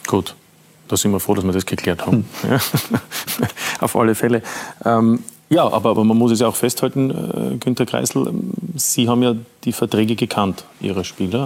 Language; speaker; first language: German; native; German